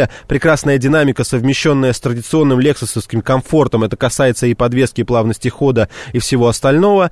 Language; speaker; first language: Russian; native; Russian